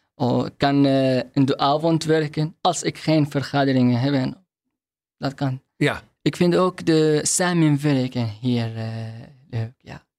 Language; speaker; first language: Dutch; non-native, fluent; Arabic